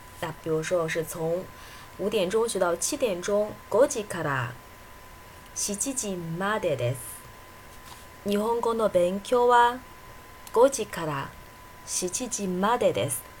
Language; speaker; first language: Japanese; non-native, fluent; Chinese